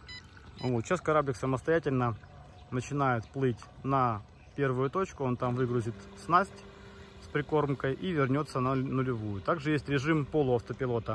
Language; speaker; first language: Russian; native; Russian